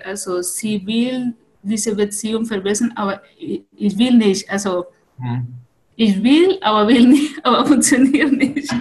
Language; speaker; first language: German; non-native, fluent; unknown